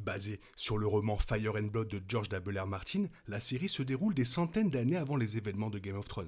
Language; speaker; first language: French; native; French